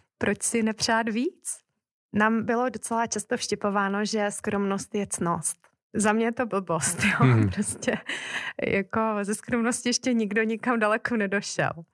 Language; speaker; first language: Czech; native; Czech